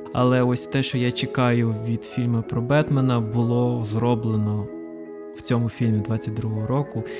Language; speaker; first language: Ukrainian; non-native, local second language; Russian